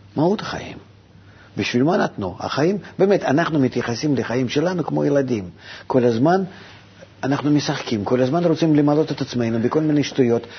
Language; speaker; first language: Hebrew; non-native, fluent; Russian